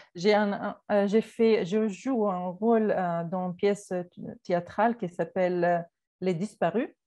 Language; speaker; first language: French; non-native, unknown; Arabic